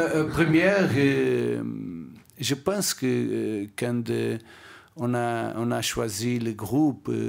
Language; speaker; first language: French; non-native, learner; Portuguese